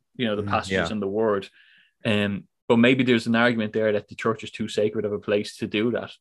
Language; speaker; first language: English; native; English